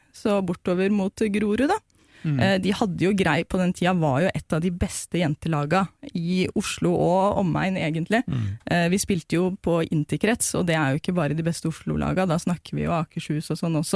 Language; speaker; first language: Norwegian; native; Norwegian